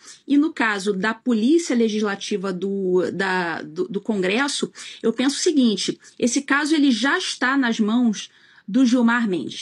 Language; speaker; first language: Portuguese; native; Portuguese